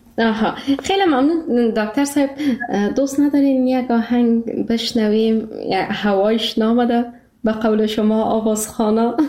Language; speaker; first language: Persian; native; Persian